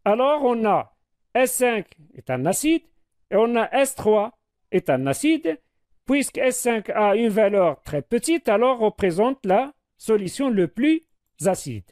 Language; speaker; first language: French; non-native, local second language; Arabic